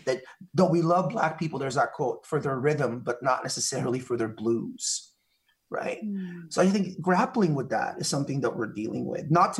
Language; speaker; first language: English; native; English